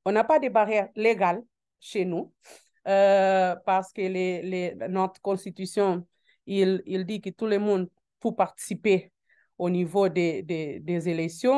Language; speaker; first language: French; non-native, learner; Portuguese